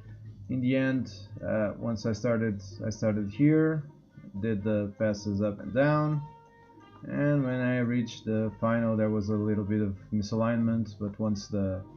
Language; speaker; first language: English; non-native, fluent; Portuguese